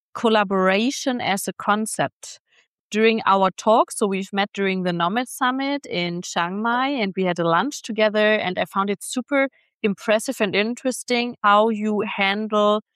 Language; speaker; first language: English; non-native, fluent; German